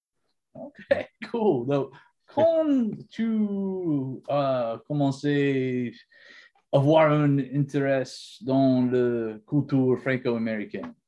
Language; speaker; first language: French; non-native, learner; English